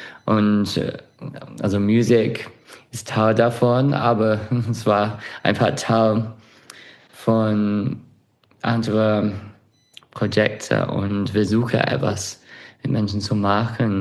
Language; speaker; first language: German; non-native, fluent; English